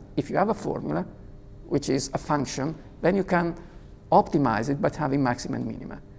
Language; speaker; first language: English; non-native, fluent; Italian